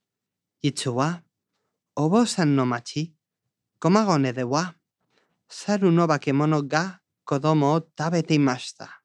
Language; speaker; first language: Japanese; non-native, learner; Spanish